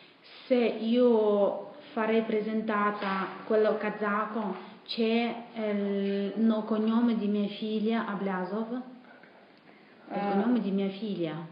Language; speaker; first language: Italian; non-native, fluent; Russian